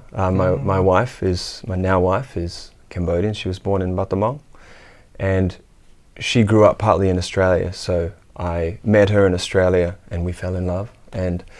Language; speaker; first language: English; native; English